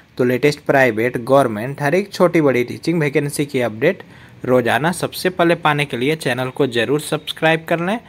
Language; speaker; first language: Hindi; native; Hindi